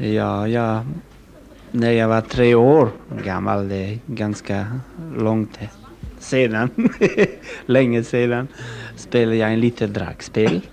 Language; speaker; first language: Swedish; non-native, learner; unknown